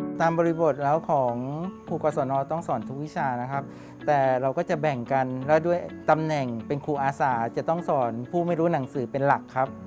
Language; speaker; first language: Thai; native; Thai